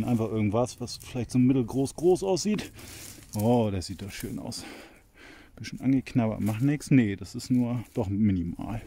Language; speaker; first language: German; native; German